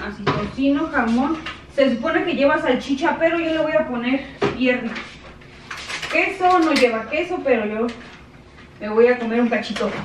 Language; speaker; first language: Spanish; native; Spanish